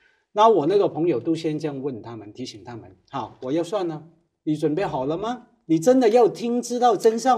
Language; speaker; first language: Chinese; native; Chinese